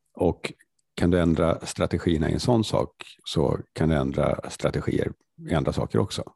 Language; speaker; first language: Swedish; native; Swedish